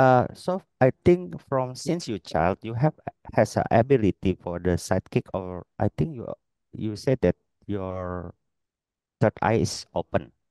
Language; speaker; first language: English; non-native, learner; Indonesian